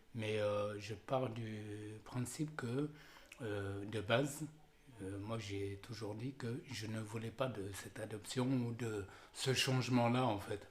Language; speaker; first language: French; early bilingual, other home language; Amharic